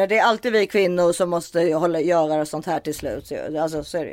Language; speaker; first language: Swedish; native; Swedish